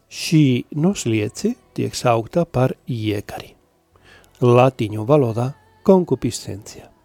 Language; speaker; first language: Latvian; non-native, learner; Spanish